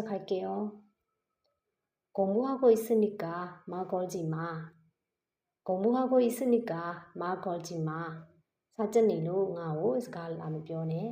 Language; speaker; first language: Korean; non-native, fluent; Burmese